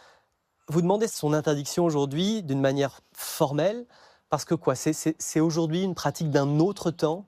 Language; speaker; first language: French; native; French